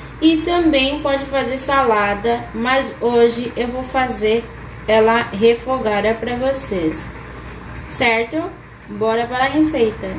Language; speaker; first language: Portuguese; non-native, fluent; Haitian Creole